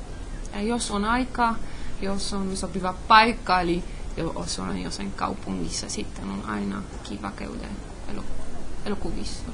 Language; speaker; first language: Finnish; non-native, fluent; Polish